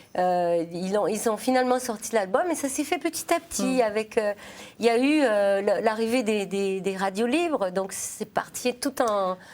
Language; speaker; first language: French; native; French